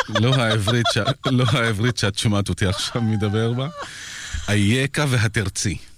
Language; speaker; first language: Hebrew; non-native, local second language; Arabic